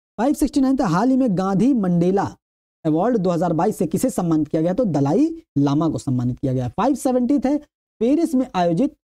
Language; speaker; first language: Hindi; native; Hindi